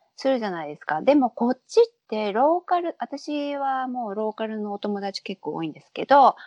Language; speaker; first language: Japanese; native; Japanese